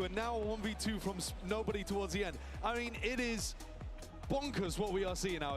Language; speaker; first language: English; native; English